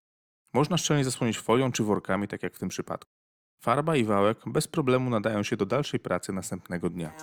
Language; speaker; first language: Polish; native; Polish